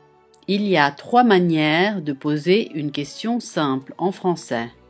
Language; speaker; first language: French; non-native, fluent; Italian